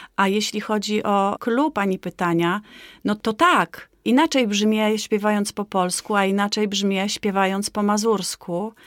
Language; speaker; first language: Polish; native; Polish